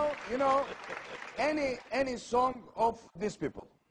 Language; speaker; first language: English; non-native, learner; Turkish